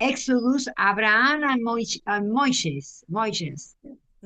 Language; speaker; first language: English; non-native, learner; Spanish